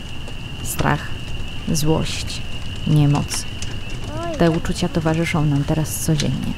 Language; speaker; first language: Polish; native; Polish